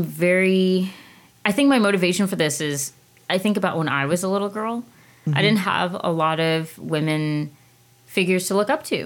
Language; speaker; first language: English; native; English